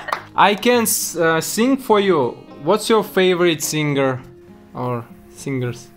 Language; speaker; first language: English; non-native, learner; Russian